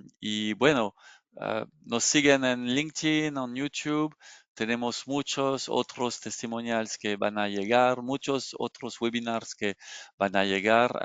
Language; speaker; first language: Spanish; non-native, learner; French